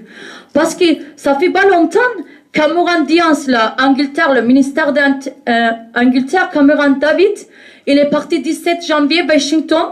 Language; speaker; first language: French; non-native, learner; Kurdish